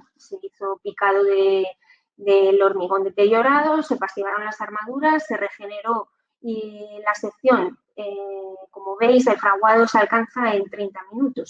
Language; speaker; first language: Spanish; native; Spanish